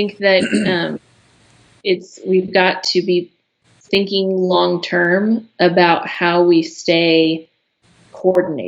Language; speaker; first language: English; native; English